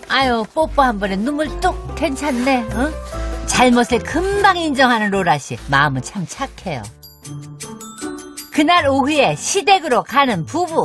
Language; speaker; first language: Korean; native; Korean